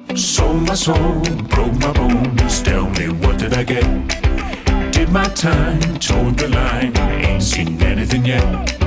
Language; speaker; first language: English; non-native, fluent; Arabic